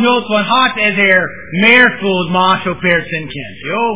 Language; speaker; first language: Hungarian; non-native, learner; English